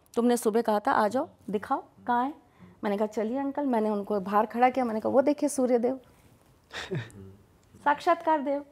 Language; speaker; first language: Hindi; native; Hindi